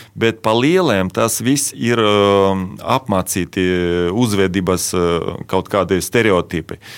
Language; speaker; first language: Latvian; non-native, local second language; Russian